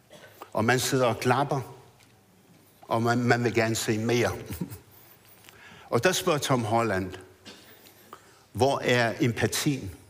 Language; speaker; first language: Danish; early bilingual, other home language; Arabic